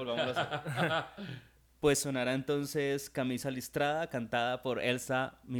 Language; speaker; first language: Spanish; native; Spanish